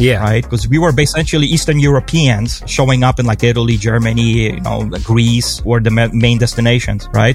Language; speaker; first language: English; non-native, fluent; Polish